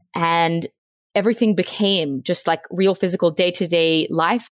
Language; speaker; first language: English; native; English